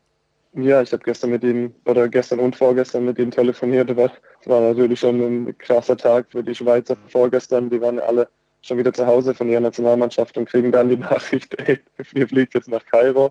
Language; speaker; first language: German; native; German